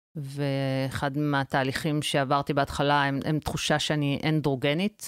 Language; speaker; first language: Hebrew; early bilingual, other home language; English